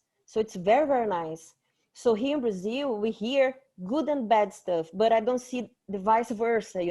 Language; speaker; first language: English; non-native, fluent; Portuguese